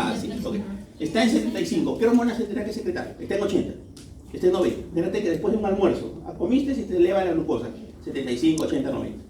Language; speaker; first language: Spanish; native; Spanish